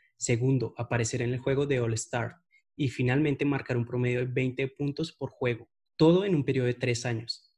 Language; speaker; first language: Spanish; native; Spanish